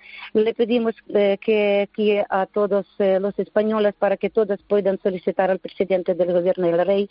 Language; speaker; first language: Spanish; non-native, learner; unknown